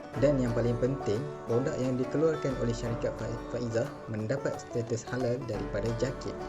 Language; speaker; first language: Malay; native; Malay